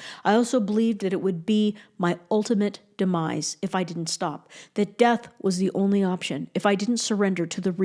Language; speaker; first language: English; native; English